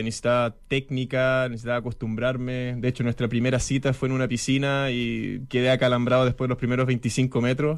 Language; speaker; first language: Spanish; native; Spanish